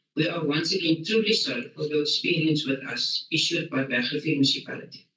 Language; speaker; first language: English; non-native, local second language; Afrikaans